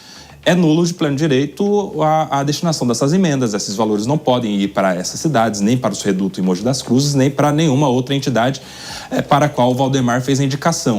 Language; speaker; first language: Portuguese; native; Portuguese